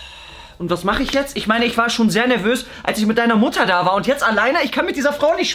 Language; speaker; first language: German; native; German